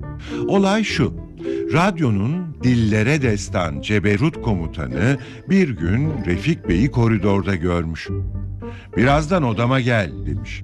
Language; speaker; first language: Turkish; native; Turkish